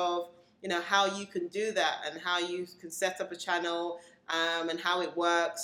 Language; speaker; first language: English; native; English